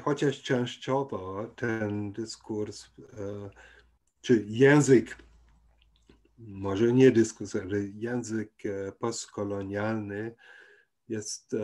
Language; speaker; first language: Polish; non-native, fluent; German